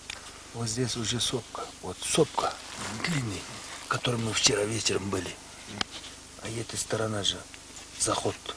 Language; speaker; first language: Russian; non-native, local second language; Kazakh